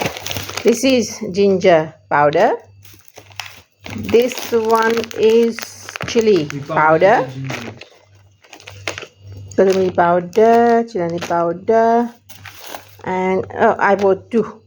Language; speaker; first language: English; non-native, local second language; Morisyen